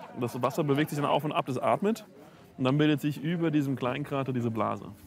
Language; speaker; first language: German; native; German